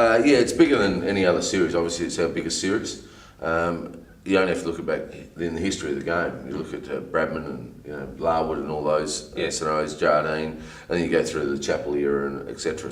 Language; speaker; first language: English; native; English